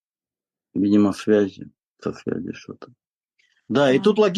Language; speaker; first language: Russian; native; Russian